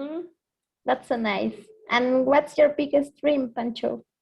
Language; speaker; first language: English; non-native, learner; Spanish